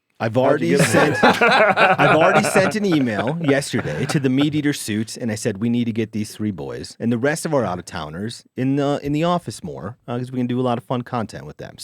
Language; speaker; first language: English; native; English